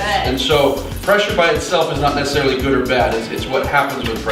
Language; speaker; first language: English; native; English